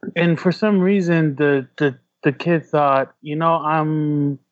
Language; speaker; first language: English; early bilingual, other home language; Tongan